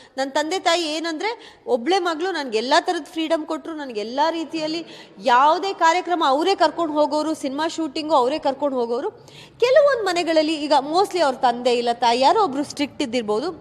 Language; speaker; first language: Kannada; non-native, local second language; Kodava